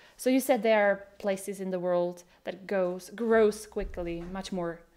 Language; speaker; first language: English; non-native, fluent; Czech